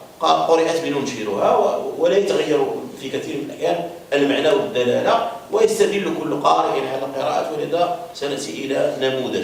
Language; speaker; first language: Arabic; native; Arabic